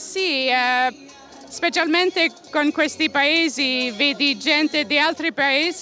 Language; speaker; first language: Italian; early bilingual, heritage; Italian